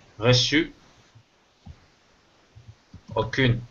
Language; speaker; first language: French; non-native, learner; Spanish